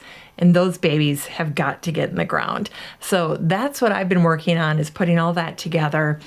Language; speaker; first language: English; native; English